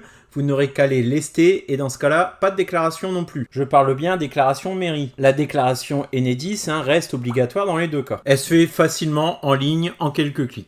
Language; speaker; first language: French; native; French